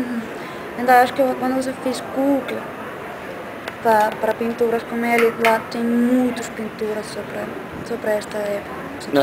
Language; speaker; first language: Portuguese; non-native, learner; Finnish